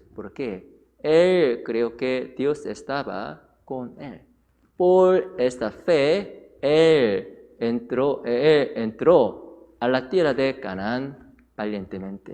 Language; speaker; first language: Spanish; non-native, fluent; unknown